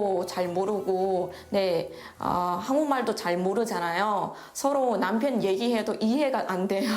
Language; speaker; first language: Korean; non-native, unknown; Vietnamese